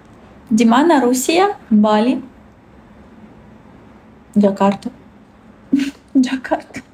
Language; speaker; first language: Indonesian; non-native, learner; Russian